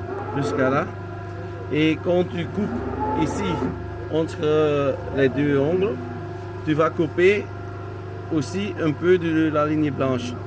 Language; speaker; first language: French; non-native, local second language; Dutch